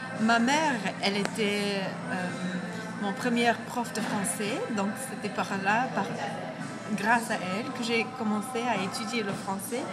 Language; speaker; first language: French; non-native, fluent; English